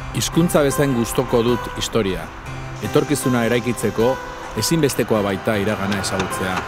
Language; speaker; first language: Basque; non-native, local second language; Spanish